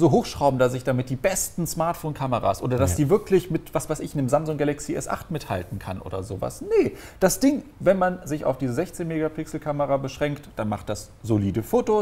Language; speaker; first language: German; native; German